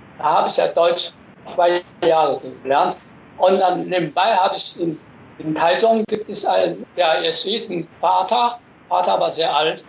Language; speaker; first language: German; non-native, fluent; Chinese